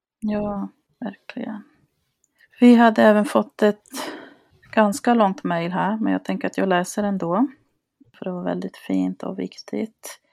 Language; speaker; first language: Swedish; early bilingual, other home language; Spanish